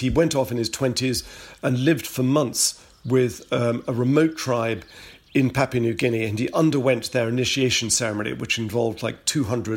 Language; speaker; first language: English; native; English